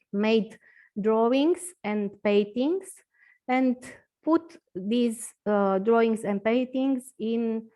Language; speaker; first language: English; non-native, learner; Romanian